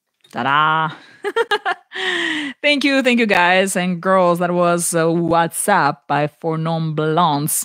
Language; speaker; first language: English; non-native, fluent; Ukrainian